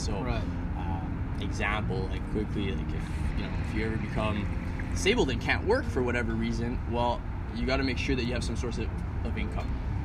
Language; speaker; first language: English; native; English